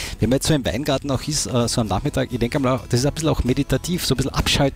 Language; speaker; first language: German; native; German